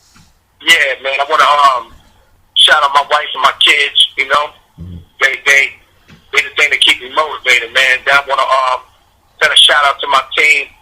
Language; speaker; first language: English; native; English